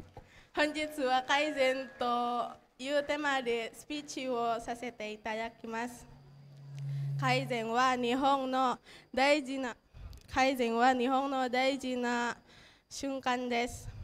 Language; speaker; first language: Japanese; non-native, learner; Indonesian